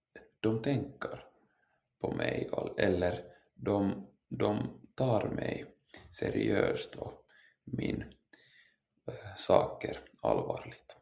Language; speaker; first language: Swedish; non-native, local second language; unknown